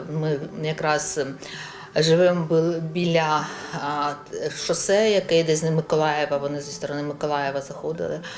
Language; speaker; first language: Ukrainian; non-native, local second language; Russian